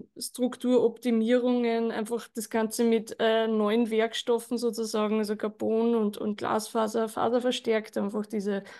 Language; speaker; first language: German; native; German